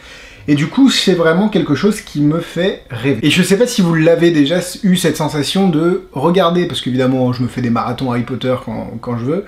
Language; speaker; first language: French; native; French